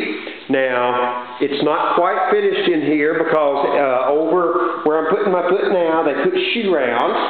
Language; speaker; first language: English; native; English